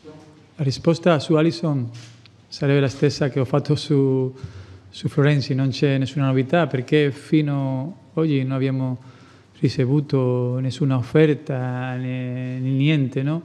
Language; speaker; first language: Italian; non-native, fluent; Spanish